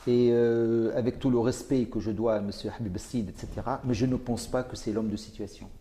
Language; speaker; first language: French; non-native, local second language; Arabic